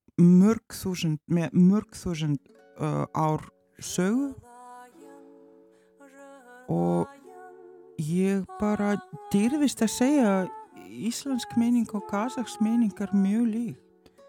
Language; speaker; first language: Icelandic; non-native, learner; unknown